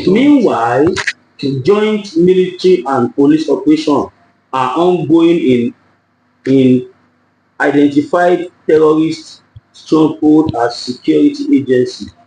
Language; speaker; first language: English; non-native, local second language; Yoruba